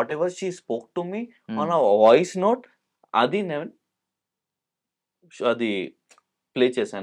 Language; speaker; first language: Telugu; non-native, local second language; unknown